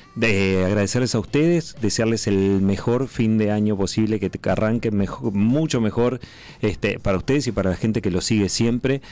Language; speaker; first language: Spanish; native; Spanish